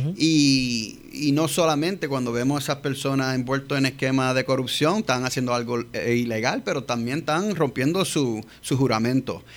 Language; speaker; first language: Spanish; early bilingual, heritage; English